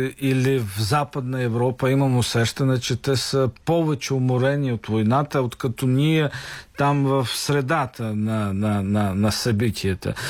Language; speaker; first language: Bulgarian; non-native, fluent; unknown